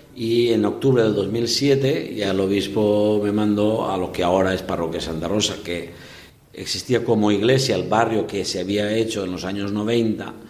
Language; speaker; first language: Spanish; native; Spanish